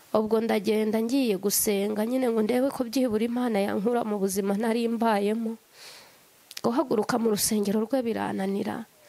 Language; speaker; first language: Kinyarwanda; native; Kinyarwanda